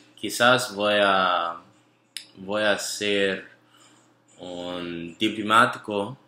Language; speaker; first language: Spanish; non-native, learner; English